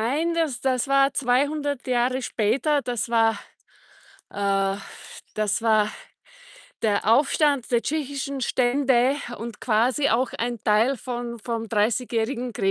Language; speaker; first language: German; non-native, fluent; Czech